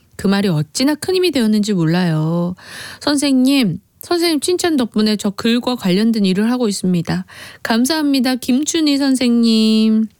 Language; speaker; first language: Korean; native; Korean